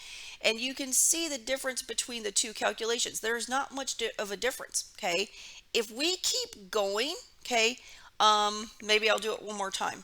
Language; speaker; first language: English; native; English